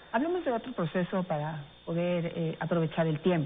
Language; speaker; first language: Spanish; native; Spanish